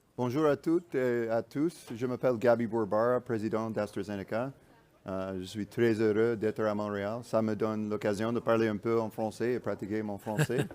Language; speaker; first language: French; non-native, learner; English